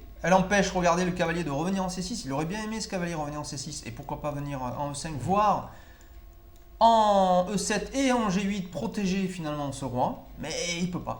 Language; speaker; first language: French; native; French